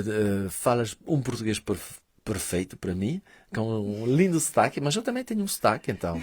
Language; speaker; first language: Portuguese; early bilingual, heritage; Portuguese